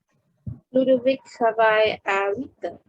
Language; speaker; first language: French; non-native, learner; Vietnamese